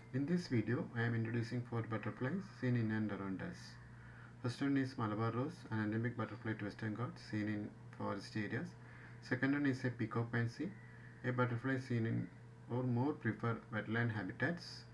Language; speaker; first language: English; non-native, local second language; Malayalam